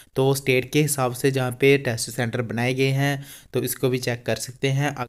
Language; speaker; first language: Hindi; native; Hindi